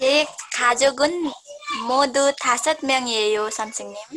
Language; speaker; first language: Korean; non-native, learner; Nepali